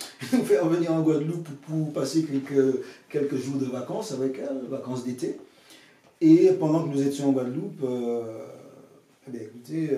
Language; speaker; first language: French; non-native, fluent; English